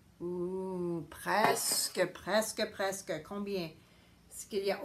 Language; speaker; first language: French; non-native, learner; English